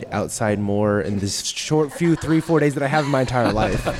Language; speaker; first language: English; native; English